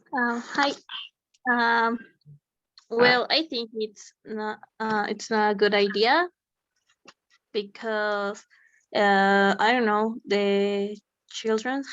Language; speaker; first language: English; non-native, learner; Spanish